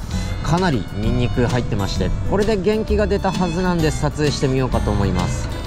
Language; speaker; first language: Japanese; native; Japanese